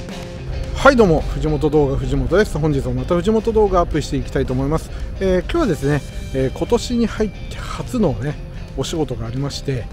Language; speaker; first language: Japanese; native; Japanese